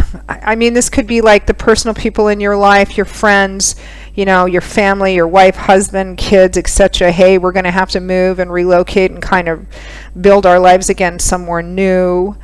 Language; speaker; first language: English; native; English